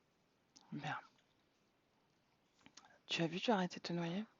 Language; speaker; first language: French; native; French